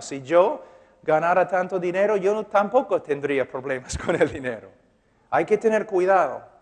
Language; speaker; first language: Spanish; non-native, fluent; English